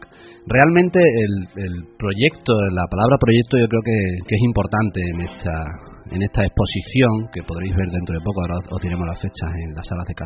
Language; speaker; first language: Spanish; native; Spanish